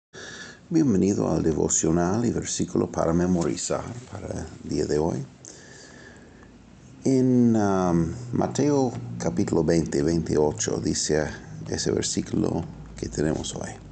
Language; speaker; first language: Spanish; non-native, fluent; English